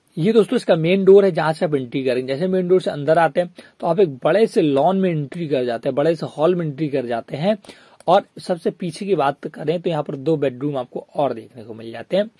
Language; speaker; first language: Hindi; native; Hindi